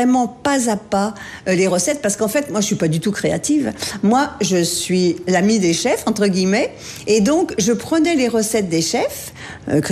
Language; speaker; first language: French; native; French